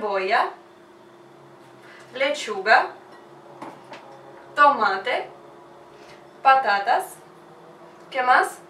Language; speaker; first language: Spanish; non-native, learner; Russian